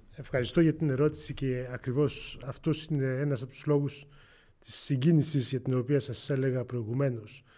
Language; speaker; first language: Greek; early bilingual, heritage; Greek